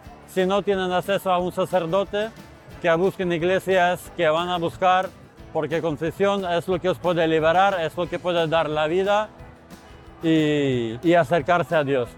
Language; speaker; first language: Spanish; non-native, fluent; Ukrainian